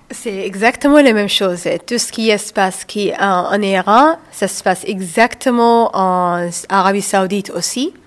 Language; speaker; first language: French; non-native, learner; Somali